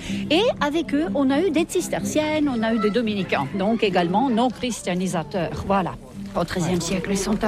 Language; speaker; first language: French; non-native, fluent; Estonian